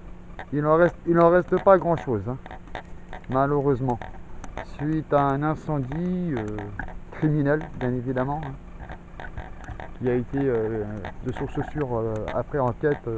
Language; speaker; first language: French; native; French